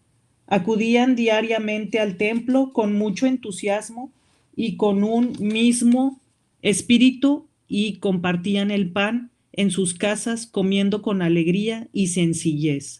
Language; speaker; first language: Spanish; native; Spanish